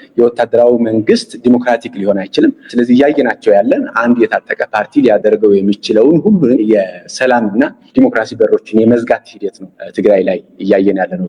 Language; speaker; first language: Amharic; non-native, local second language; Tigrinya